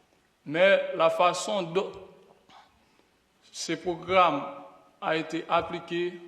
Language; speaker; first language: French; non-native, local second language; Haitian Creole